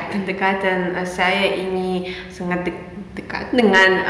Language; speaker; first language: Indonesian; non-native, fluent; Russian